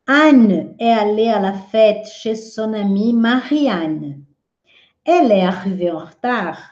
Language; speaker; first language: French; non-native, fluent; Portuguese